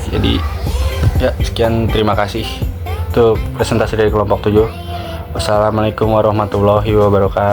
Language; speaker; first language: Indonesian; native; Indonesian